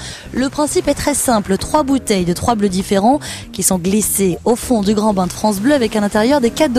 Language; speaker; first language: French; native; French